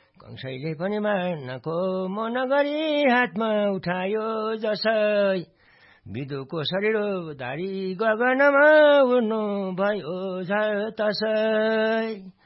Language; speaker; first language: Nepali; native; Nepali